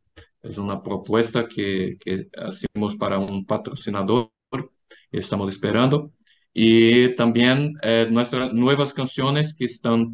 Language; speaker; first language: Spanish; non-native, fluent; Portuguese